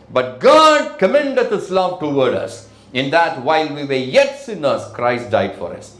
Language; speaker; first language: English; non-native, local second language; Tamil